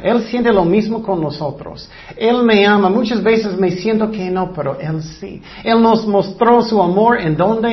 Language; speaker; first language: Spanish; non-native, fluent; English